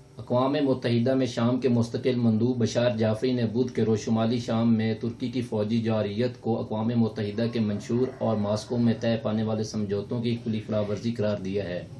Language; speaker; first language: Urdu; native; Urdu